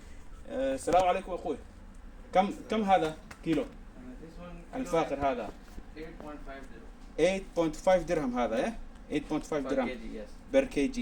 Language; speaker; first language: Arabic; non-native, local second language; Somali